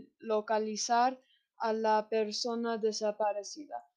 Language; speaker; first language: Spanish; non-native, learner; English